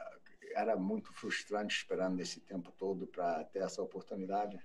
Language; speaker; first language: Portuguese; non-native, fluent; English